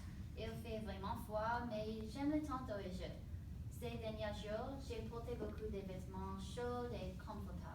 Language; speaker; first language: French; non-native, learner; English